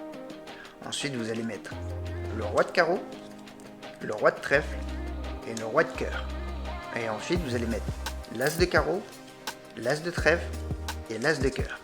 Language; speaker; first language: French; native; French